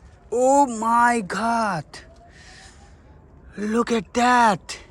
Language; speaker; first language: English; non-native, learner; Hindi